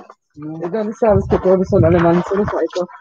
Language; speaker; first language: Spanish; non-native, learner; German